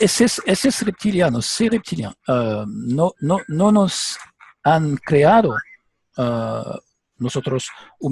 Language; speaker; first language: Spanish; non-native, learner; French